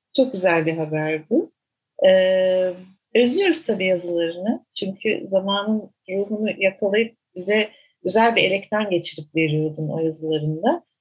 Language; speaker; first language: Turkish; native; Turkish